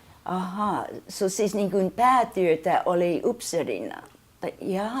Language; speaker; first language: Finnish; non-native, learner; English